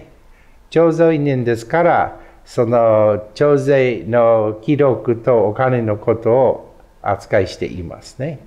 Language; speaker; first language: Japanese; non-native, fluent; English